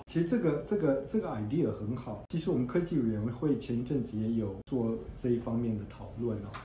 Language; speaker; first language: Chinese; native; Chinese